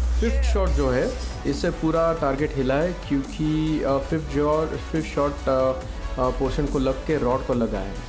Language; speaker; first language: Hindi; non-native, local second language; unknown